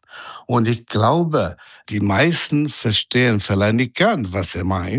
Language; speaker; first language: German; non-native, fluent; Chinese